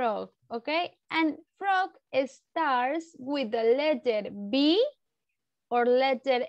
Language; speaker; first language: English; non-native, learner; Spanish